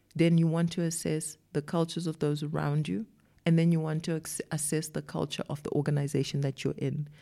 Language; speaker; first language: English; non-native, local second language; Shona